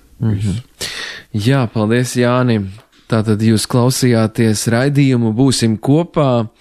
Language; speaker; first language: Latvian; native; Latvian